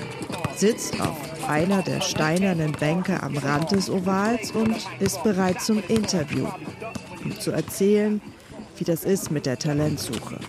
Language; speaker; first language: German; native; German